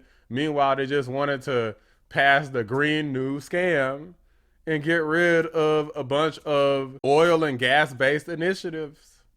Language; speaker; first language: English; native; English